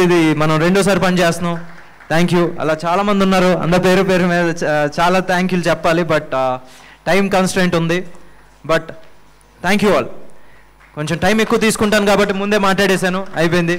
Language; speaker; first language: Telugu; native; Telugu